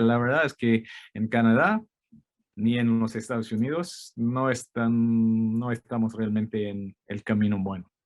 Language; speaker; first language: Spanish; non-native, fluent; English